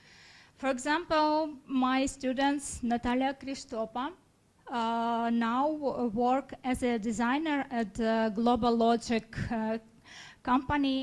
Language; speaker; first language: English; non-native, learner; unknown